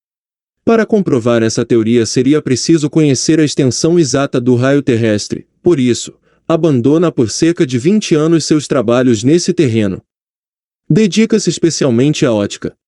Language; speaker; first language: Portuguese; native; Portuguese